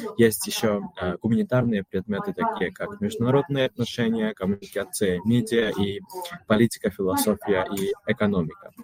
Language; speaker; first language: Russian; non-native, local second language; Georgian